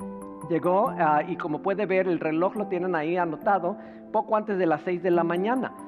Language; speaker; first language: Spanish; native; Spanish